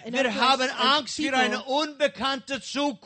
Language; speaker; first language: German; non-native, learner; English